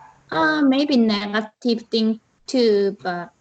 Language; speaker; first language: English; non-native, learner; Korean